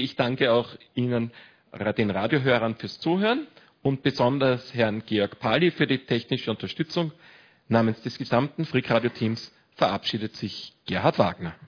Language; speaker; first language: German; native; German